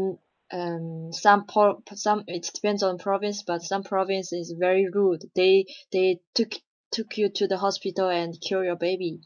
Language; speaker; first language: English; non-native, learner; Chinese